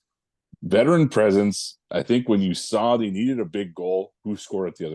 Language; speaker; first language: English; native; English